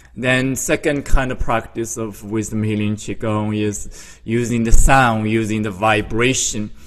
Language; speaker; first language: English; non-native, fluent; Chinese